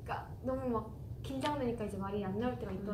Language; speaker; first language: Korean; native; Korean